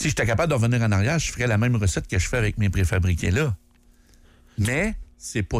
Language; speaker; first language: French; native; French